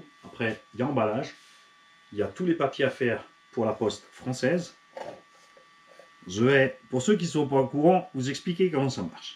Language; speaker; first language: French; native; French